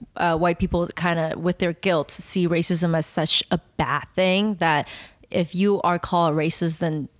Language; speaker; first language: English; non-native, fluent; Chinese